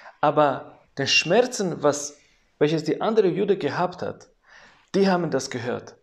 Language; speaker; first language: German; non-native, fluent; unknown